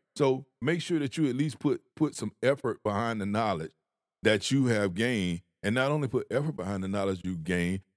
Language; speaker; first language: English; native; English